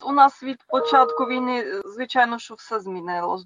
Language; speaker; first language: Ukrainian; non-native, fluent; Czech